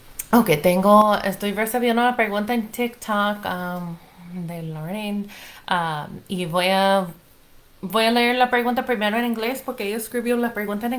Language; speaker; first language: Spanish; non-native, fluent; English